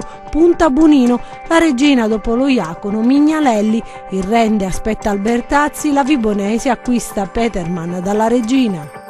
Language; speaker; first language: Italian; native; Italian